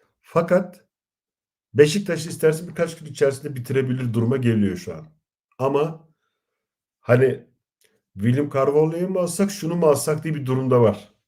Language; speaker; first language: Turkish; native; Turkish